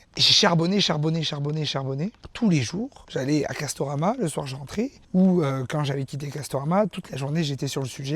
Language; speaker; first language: French; native; French